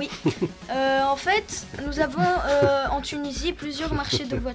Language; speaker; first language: French; non-native, local second language; Arabic